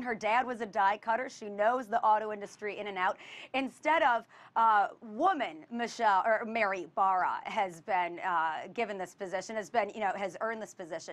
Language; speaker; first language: English; native; English